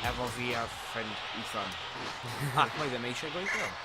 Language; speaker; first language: Welsh; non-native, local second language; English